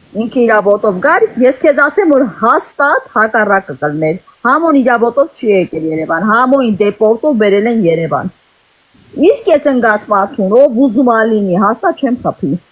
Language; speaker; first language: Armenian; native; Armenian